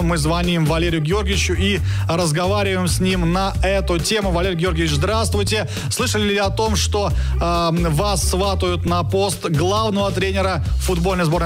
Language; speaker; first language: Russian; native; Russian